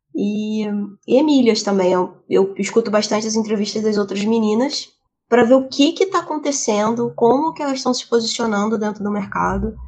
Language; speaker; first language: Portuguese; native; Portuguese